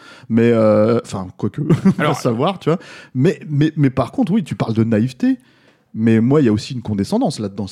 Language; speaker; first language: French; native; French